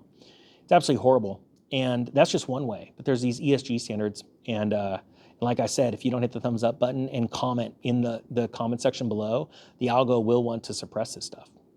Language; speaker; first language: English; native; English